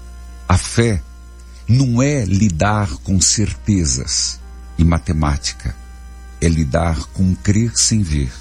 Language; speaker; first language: Portuguese; native; Portuguese